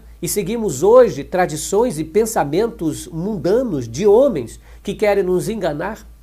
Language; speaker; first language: Portuguese; native; Portuguese